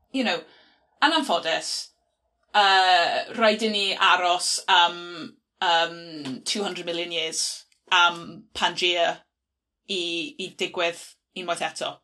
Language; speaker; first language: Welsh; non-native, local second language; English